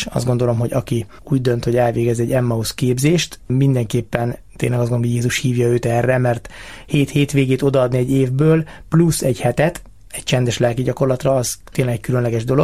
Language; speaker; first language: Hungarian; native; Hungarian